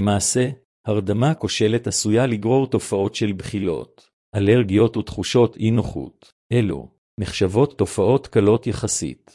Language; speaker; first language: Hebrew; native; Hebrew